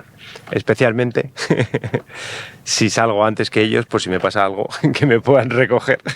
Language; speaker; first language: Spanish; native; Spanish